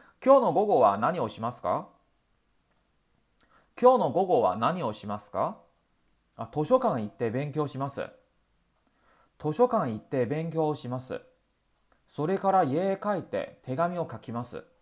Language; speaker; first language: Japanese; non-native, fluent; Chinese